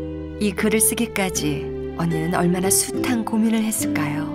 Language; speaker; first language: Korean; native; Korean